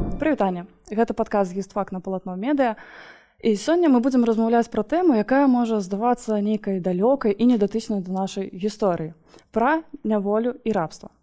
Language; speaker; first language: Belarusian; non-native, local second language; Russian